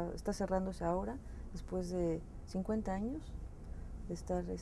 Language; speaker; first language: Spanish; native; Spanish